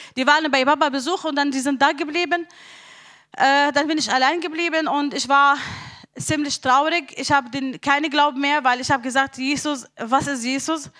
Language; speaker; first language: German; non-native, learner; Arabic